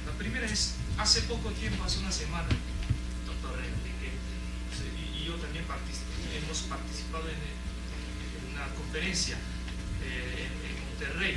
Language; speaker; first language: Spanish; non-native, fluent; Chinese